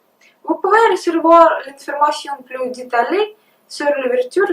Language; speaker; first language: French; non-native, learner; Russian